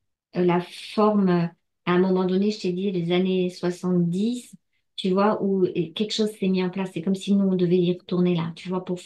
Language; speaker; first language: French; native; French